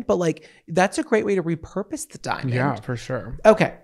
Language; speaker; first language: English; native; English